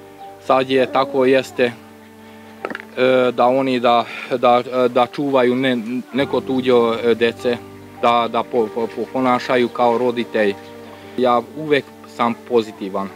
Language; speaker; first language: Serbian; non-native, local second language; Hungarian